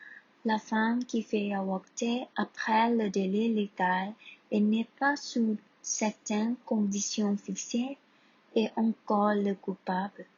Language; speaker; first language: French; non-native, learner; Thai